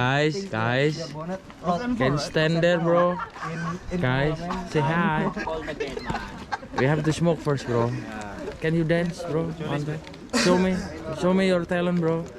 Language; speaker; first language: English; non-native, learner; Javanese